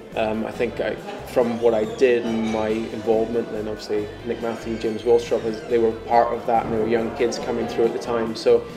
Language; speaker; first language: English; native; English